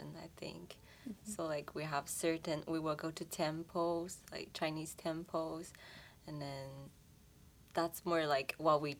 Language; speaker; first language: English; non-native, fluent; Chinese